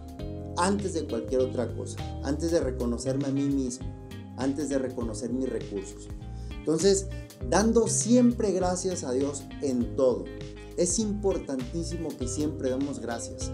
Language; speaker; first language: Spanish; native; Spanish